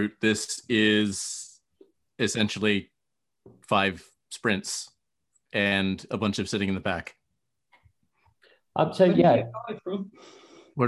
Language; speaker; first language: English; native; English